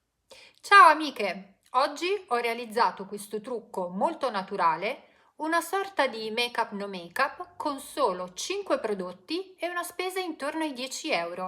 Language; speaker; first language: Italian; native; Italian